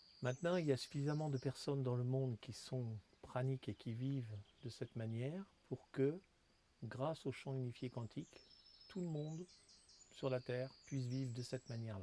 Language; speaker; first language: French; native; French